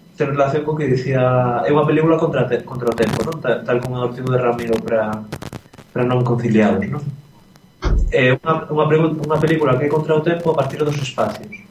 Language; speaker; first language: Galician; non-native, local second language; Spanish